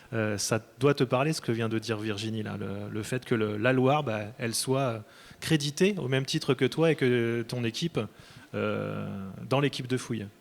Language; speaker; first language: French; native; French